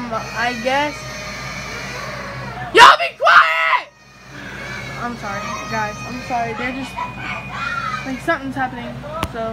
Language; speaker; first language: English; native; English